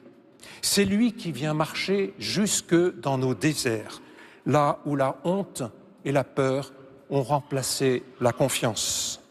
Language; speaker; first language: French; native; French